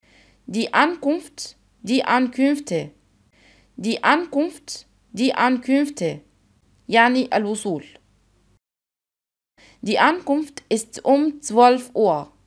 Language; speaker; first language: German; non-native, fluent; Arabic